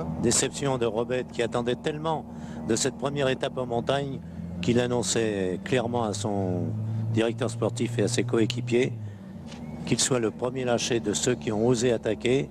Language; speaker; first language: French; native; French